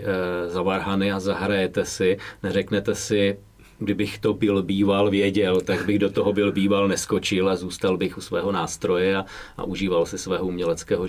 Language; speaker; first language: Czech; native; Czech